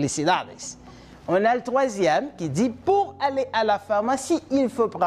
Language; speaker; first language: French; non-native, fluent; Spanish